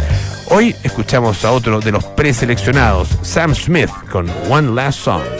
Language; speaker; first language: Spanish; native; Spanish